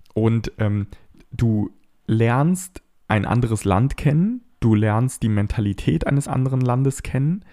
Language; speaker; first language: German; native; German